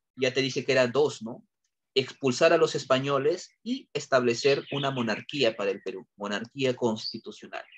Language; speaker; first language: Spanish; native; Spanish